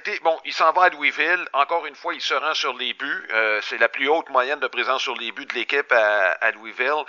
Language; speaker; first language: French; native; French